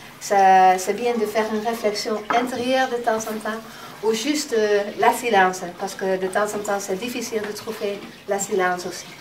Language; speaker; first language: French; non-native, fluent; Dutch